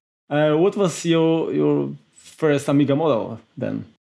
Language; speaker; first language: English; non-native, fluent; Polish